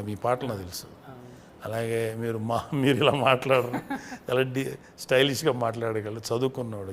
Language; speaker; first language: Telugu; native; Telugu